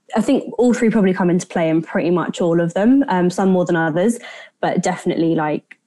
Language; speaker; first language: English; native; English